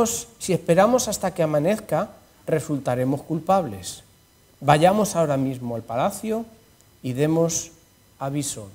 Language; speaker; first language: Spanish; native; Spanish